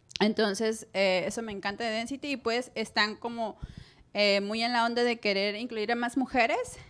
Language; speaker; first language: Spanish; native; Spanish